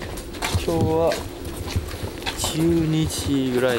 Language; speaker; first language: Japanese; non-native, learner; Chinese